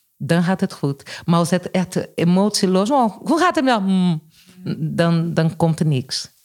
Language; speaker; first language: Dutch; non-native, fluent; Portuguese